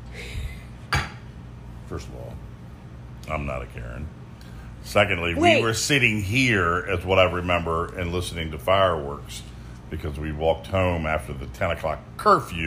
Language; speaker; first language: English; native; English